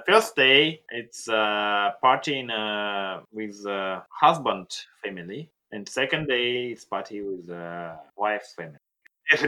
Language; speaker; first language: English; non-native, learner; Russian